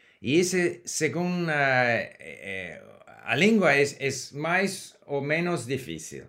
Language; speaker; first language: Portuguese; non-native, learner; English